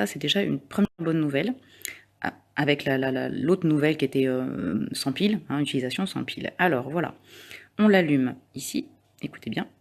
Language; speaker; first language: French; native; French